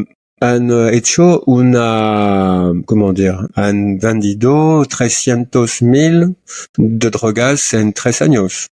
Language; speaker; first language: Spanish; non-native, learner; French